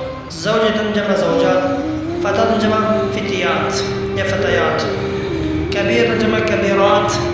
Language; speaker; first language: Arabic; non-native, learner; Persian